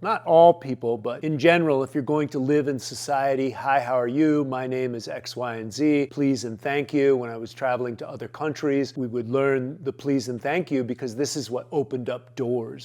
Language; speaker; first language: English; native; English